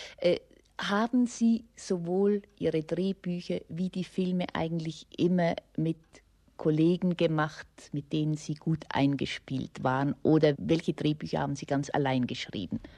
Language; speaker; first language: German; native; German